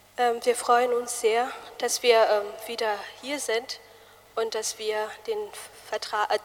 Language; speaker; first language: German; non-native, fluent; Malagasy